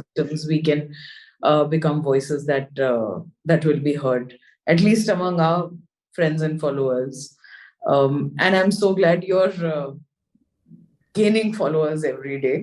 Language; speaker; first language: English; non-native, local second language; Hindi